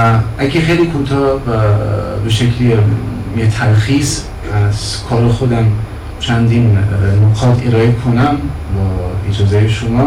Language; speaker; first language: Persian; non-native, fluent; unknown